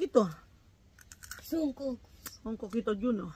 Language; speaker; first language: Spanish; native; Spanish